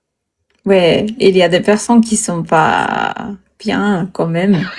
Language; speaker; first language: French; non-native, learner; Spanish